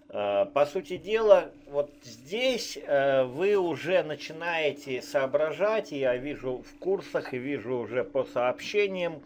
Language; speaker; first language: Russian; native; Russian